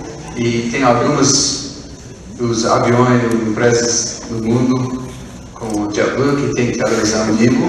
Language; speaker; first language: Portuguese; non-native, fluent; English